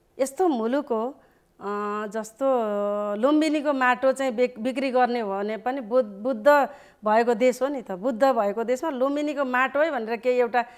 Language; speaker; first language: Nepali; native; Nepali